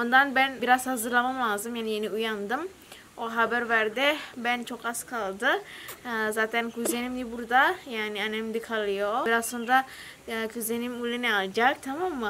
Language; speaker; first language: Turkish; non-native, learner; Indonesian